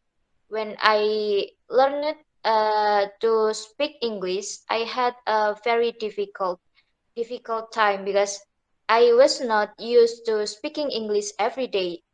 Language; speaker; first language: English; non-native, learner; Indonesian